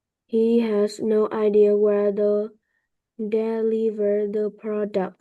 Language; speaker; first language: English; non-native, learner; Vietnamese